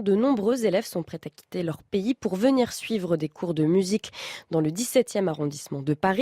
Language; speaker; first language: French; native; French